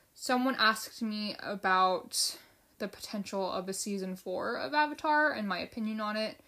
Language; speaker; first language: English; early bilingual, other home language; Filipino